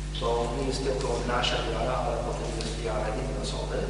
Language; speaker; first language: Polish; non-native, learner; English